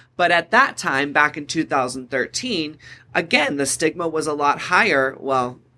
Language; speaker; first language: English; native; English